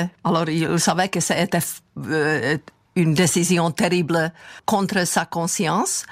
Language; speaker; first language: French; non-native, fluent; Czech